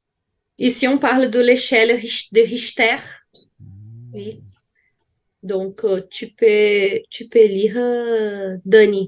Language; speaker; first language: French; non-native, fluent; Portuguese